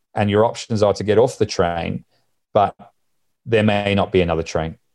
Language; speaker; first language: English; native; English